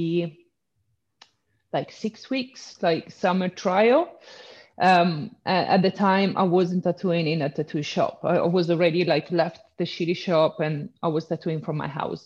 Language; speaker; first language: English; non-native, fluent; Italian